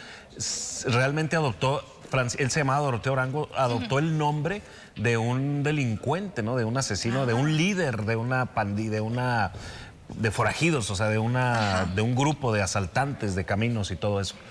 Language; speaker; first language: Spanish; native; Spanish